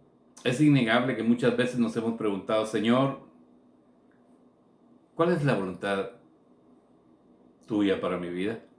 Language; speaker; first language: Spanish; native; Spanish